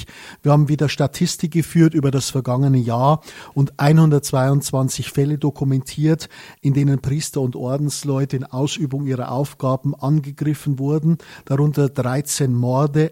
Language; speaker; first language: German; native; German